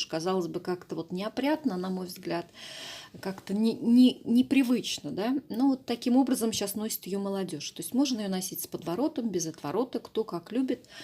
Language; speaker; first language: Russian; native; Russian